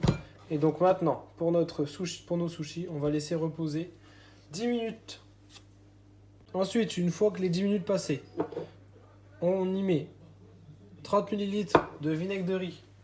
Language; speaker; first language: French; native; French